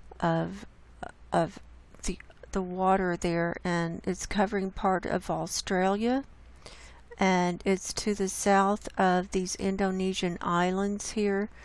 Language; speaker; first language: English; native; English